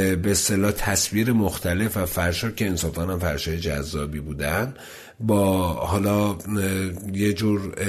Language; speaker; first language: Persian; non-native, local second language; Azerbaijani